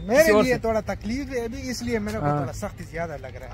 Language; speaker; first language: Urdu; non-native, local second language; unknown